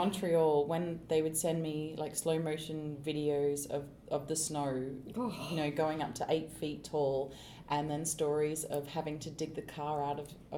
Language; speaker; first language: English; native; English